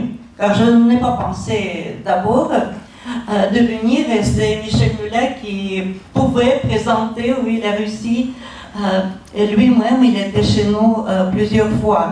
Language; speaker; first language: French; non-native, fluent; Russian